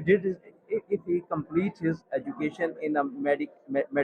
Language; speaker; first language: English; non-native, local second language; Urdu